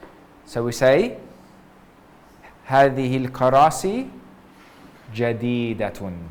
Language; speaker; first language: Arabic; non-native, fluent; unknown